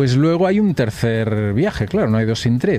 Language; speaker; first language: Spanish; native; Spanish